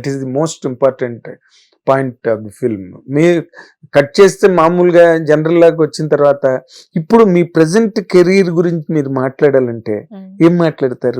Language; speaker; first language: Telugu; native; Telugu